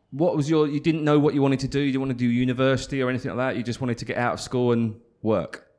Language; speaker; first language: English; native; English